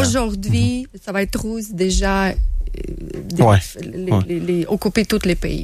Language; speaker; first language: French; non-native, learner; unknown